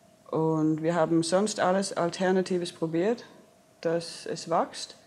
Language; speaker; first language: German; non-native, fluent; Danish